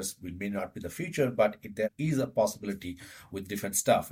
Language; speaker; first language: English; non-native, local second language; Bangla